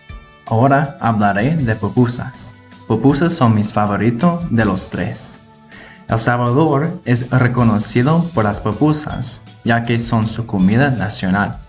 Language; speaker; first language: Spanish; non-native, learner; English